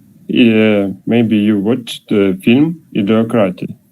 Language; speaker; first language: English; non-native, learner; Russian